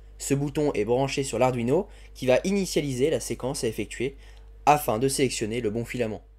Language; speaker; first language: French; native; French